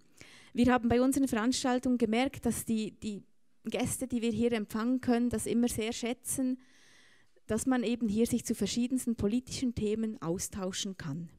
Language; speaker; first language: German; native; German